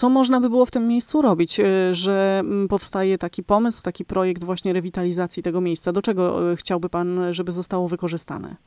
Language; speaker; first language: Polish; native; Polish